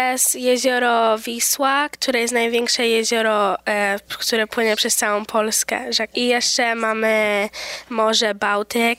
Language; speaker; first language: Polish; early bilingual, heritage; Polish